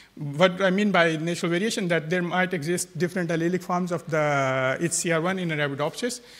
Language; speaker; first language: English; non-native, fluent; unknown